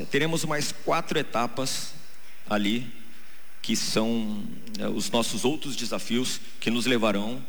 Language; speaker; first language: Portuguese; native; Portuguese